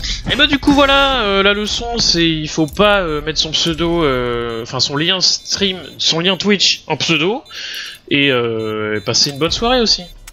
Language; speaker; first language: French; native; French